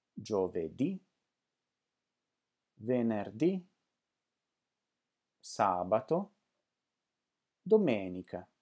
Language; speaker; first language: Italian; non-native, fluent; Lithuanian